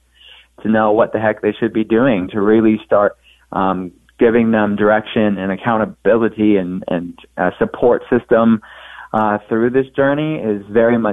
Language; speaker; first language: English; native; English